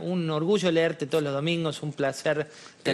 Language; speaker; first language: Spanish; native; Spanish